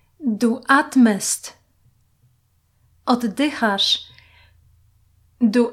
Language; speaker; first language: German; non-native, fluent; Polish